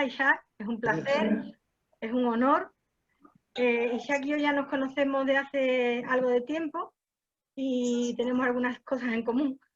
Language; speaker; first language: Spanish; native; Spanish